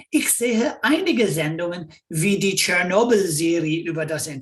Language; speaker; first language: German; non-native, fluent; English